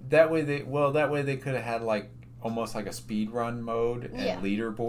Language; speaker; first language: English; native; English